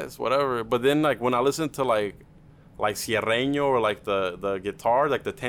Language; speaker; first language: English; early bilingual, other home language; Spanish